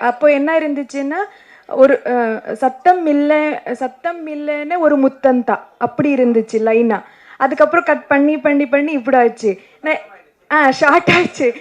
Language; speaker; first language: Tamil; non-native, learner; Kannada